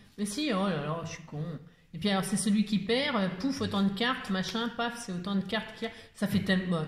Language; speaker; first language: French; native; French